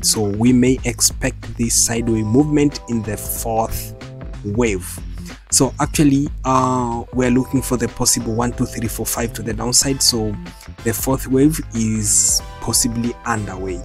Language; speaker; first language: English; non-native, local second language; Swahili